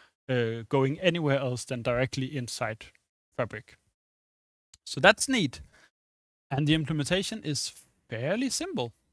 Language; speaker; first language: English; non-native, fluent; Danish